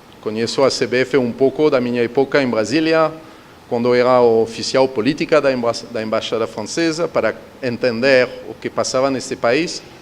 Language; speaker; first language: Portuguese; non-native, fluent; French